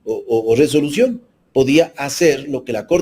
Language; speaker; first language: Spanish; native; Spanish